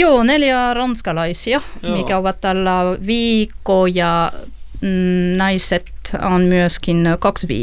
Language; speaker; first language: Finnish; non-native, fluent; French